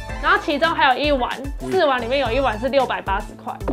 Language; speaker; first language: Chinese; native; Chinese